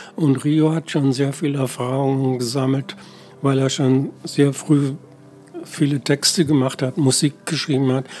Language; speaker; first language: German; native; German